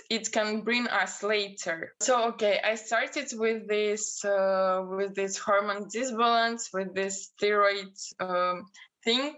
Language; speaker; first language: English; non-native, fluent; Russian